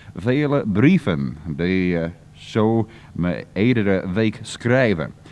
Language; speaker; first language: Dutch; non-native, learner; English